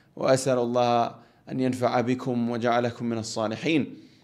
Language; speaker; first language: Arabic; non-native, fluent; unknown